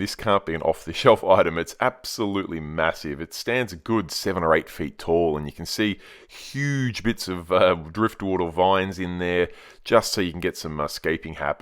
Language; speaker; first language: English; native; English